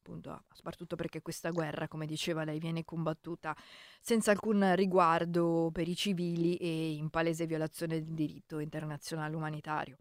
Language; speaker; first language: Italian; native; Italian